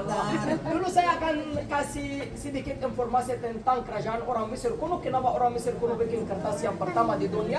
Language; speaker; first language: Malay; non-native, fluent; Arabic